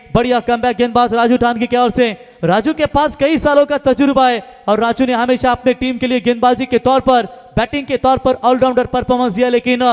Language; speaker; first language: Hindi; non-native, local second language; Marathi